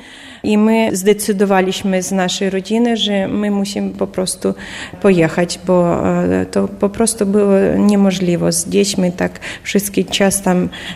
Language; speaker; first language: Polish; non-native, learner; Ukrainian